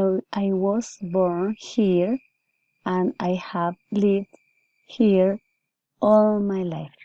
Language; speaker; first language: English; non-native, learner; Spanish